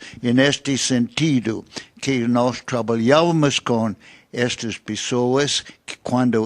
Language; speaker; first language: Portuguese; non-native, fluent; English